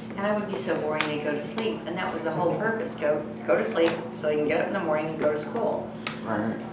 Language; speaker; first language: English; native; English